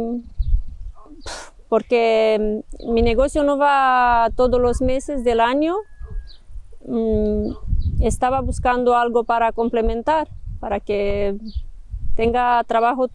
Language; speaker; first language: Spanish; non-native, fluent; Romanian